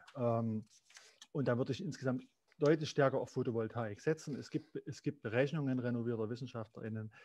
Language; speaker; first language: German; native; German